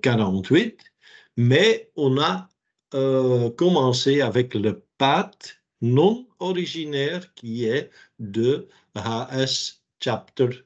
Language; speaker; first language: French; non-native, local second language; Dutch